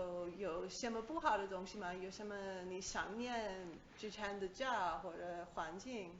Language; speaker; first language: Chinese; non-native, learner; English